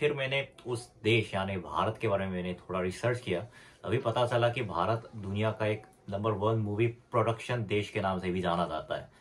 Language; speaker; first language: Hindi; non-native, fluent; Korean